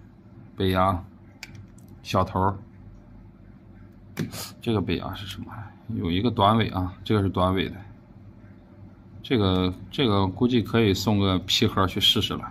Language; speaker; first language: Chinese; native; Chinese